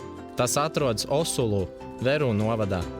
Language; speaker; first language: Latvian; native; Latvian